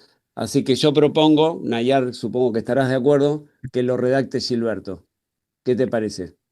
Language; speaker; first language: Spanish; native; Spanish